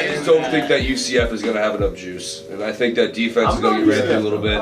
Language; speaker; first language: English; native; English